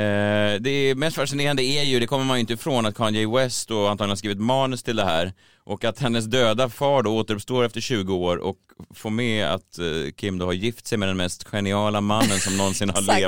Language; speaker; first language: Swedish; native; Swedish